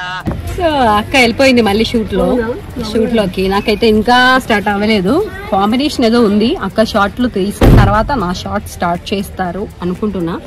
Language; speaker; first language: Telugu; non-native, local second language; Malayalam